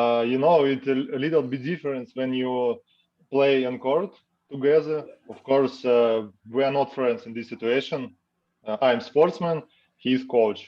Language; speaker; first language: English; non-native, learner; Russian